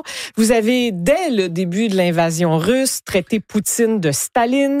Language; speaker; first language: French; native; French